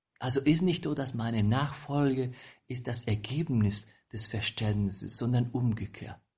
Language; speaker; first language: German; non-native, fluent; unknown